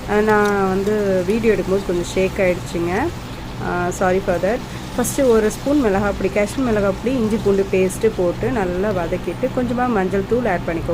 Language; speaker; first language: Tamil; native; Tamil